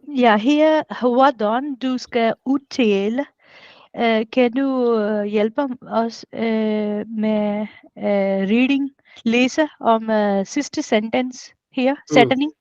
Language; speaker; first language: Danish; non-native, learner; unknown